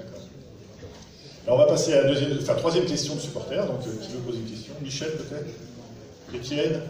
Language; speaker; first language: French; native; French